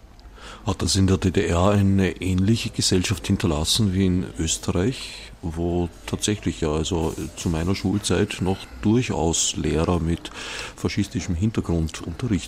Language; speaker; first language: German; native; German